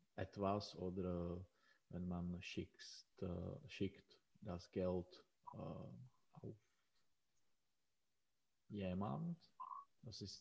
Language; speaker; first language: German; non-native, learner; Czech